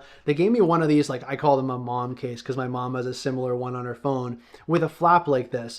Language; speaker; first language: English; native; English